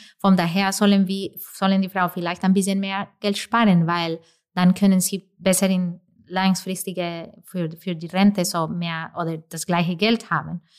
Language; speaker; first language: German; non-native, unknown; Spanish